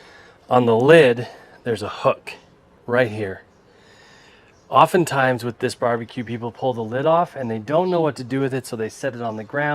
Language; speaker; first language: English; native; English